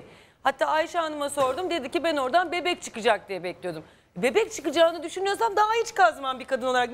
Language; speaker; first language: Turkish; native; Turkish